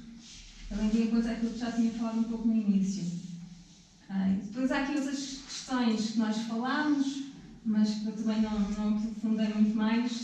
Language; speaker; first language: Portuguese; native; Portuguese